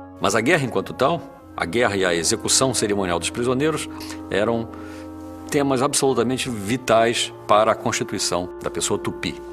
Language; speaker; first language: Portuguese; native; Portuguese